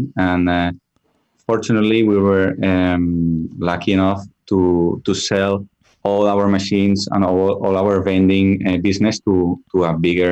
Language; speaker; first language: English; non-native, fluent; Spanish